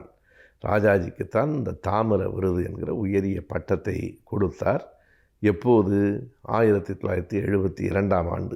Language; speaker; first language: Tamil; native; Tamil